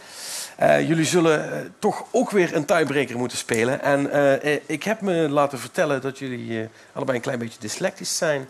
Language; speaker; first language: Dutch; native; Dutch